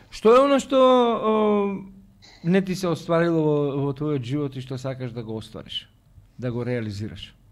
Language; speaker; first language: Macedonian; native; Macedonian